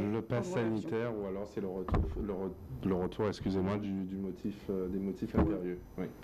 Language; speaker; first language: French; native; French